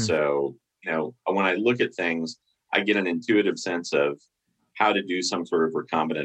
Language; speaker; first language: English; native; English